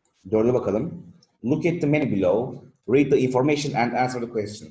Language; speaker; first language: English; non-native, fluent; Turkish